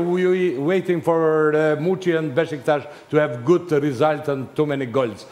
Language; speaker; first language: English; non-native, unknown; Albanian